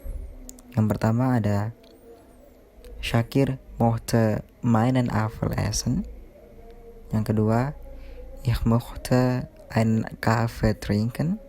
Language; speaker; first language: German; non-native, learner; Indonesian